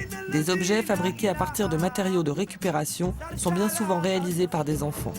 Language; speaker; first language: French; native; French